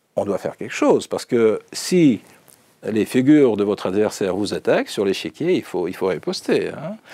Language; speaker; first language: French; non-native, fluent; Russian